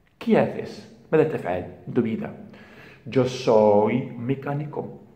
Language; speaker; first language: Spanish; non-native, fluent; Arabic